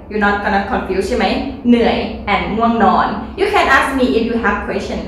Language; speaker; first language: English; non-native, learner; Thai